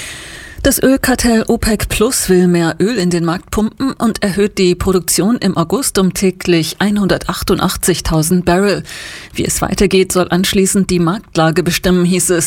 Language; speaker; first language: German; native; German